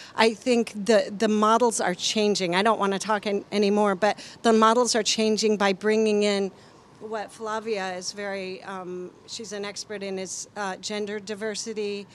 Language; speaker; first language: English; native; English